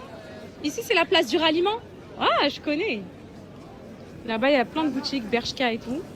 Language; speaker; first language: French; native; French